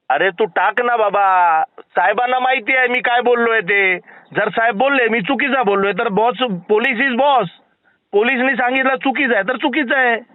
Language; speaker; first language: Marathi; non-native, local second language; Gujarati